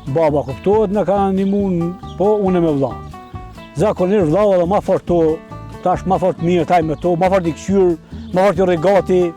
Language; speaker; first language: Albanian; native; Albanian